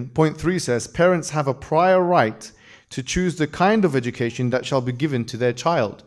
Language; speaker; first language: English; native; English